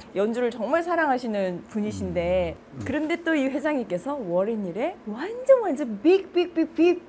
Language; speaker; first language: Korean; native; Korean